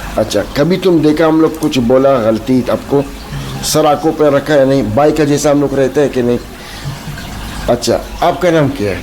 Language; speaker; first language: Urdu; non-native, learner; Arabic